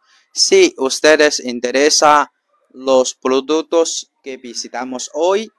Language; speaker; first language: Spanish; non-native, learner; Chinese